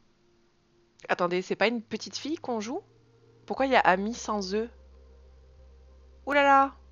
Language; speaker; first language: French; native; French